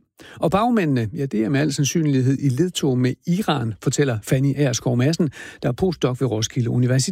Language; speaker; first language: Danish; native; Danish